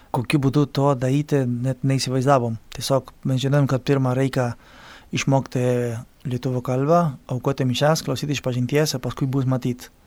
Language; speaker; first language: Lithuanian; non-native, fluent; Spanish